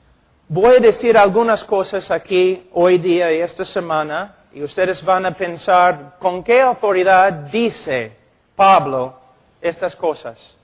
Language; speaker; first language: Spanish; non-native, fluent; English